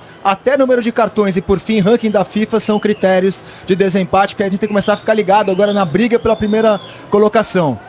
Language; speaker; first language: Portuguese; native; Portuguese